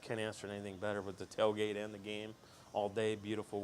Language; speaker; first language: English; native; English